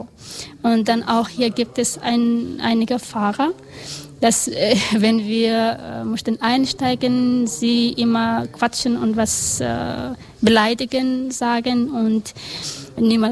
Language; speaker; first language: German; non-native, learner; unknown